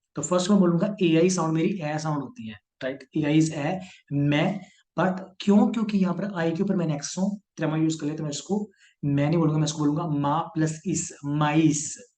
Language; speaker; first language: Hindi; non-native, local second language; Punjabi